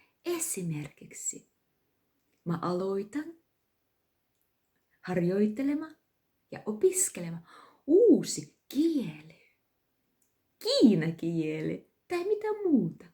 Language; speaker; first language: Finnish; non-native, learner; Russian